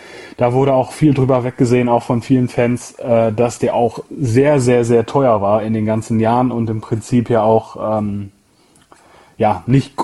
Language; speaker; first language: German; native; German